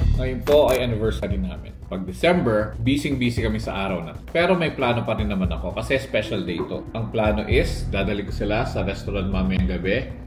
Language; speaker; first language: Filipino; native; Filipino